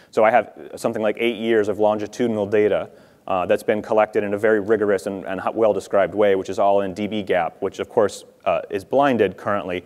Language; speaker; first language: English; native; English